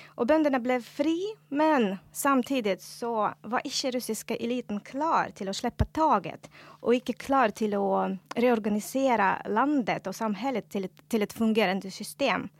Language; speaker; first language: Norwegian; non-native, fluent; Russian